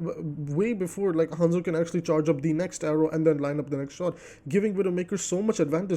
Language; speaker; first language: English; native; English